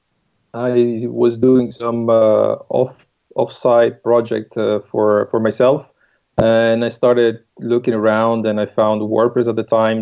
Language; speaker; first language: English; non-native, fluent; Italian